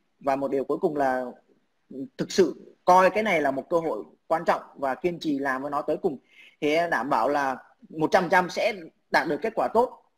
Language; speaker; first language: Vietnamese; native; Vietnamese